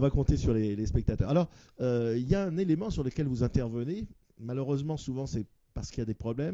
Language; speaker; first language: French; native; French